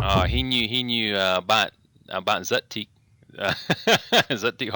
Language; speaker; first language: Vietnamese; non-native, learner; English